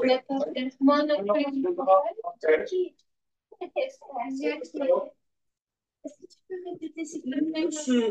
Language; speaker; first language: French; non-native, learner; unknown